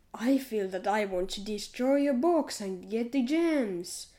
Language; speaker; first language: English; non-native, fluent; Finnish